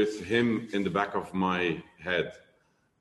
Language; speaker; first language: English; non-native, fluent; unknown